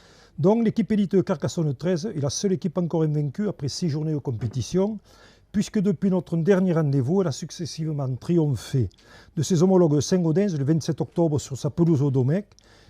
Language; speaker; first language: French; native; French